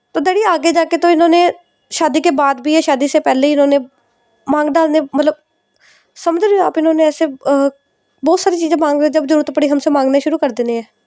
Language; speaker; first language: Hindi; non-native, local second language; Punjabi